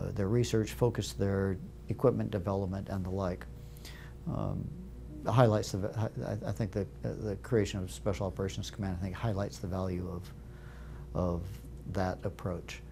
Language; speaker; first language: English; native; English